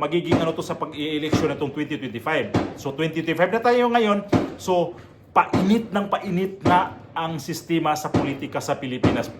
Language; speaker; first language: Filipino; non-native, local second language; Cebuano